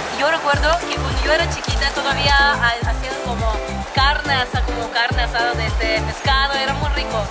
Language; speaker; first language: Spanish; non-native, fluent; Russian